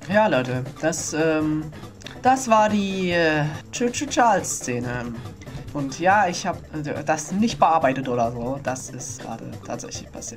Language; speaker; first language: German; native; German